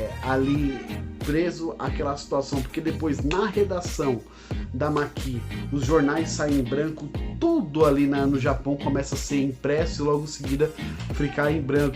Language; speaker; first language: Portuguese; native; Portuguese